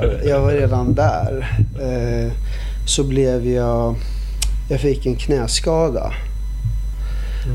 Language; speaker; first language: Swedish; early bilingual, other home language; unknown